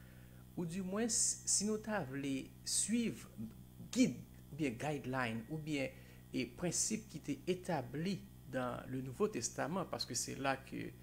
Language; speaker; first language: French; non-native, local second language; Haitian Creole